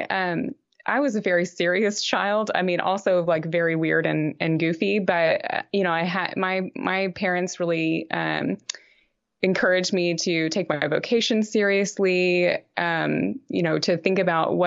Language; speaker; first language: English; native; English